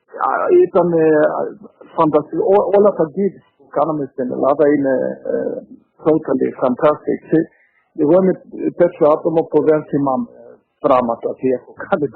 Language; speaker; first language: Greek; early bilingual, heritage; Greek